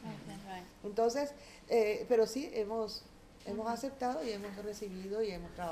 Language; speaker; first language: Spanish; native; Spanish